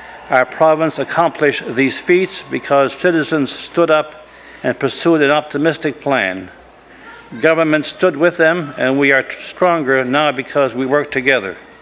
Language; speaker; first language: English; native; English